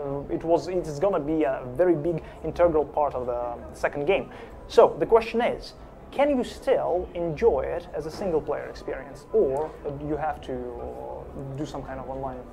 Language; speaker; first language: English; non-native, fluent; Russian